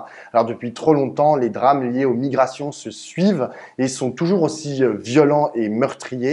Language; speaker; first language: French; native; French